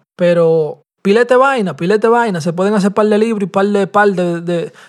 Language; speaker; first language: Spanish; early bilingual, heritage; Spanish